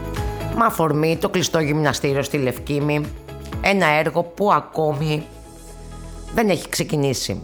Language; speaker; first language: Greek; native; Greek